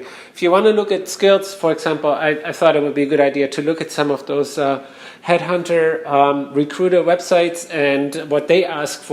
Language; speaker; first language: English; non-native, fluent; German